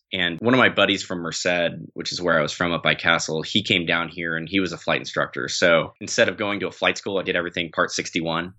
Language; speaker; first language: English; native; English